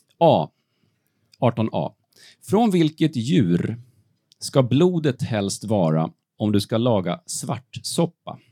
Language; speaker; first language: Swedish; native; Swedish